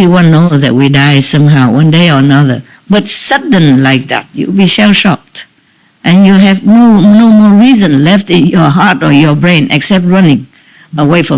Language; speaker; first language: English; non-native, fluent; Vietnamese